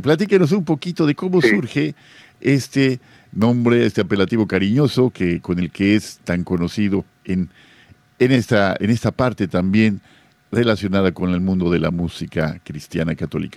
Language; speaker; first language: Spanish; native; Spanish